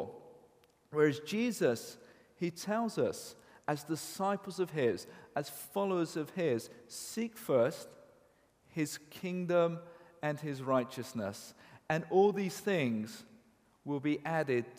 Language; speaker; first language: English; native; English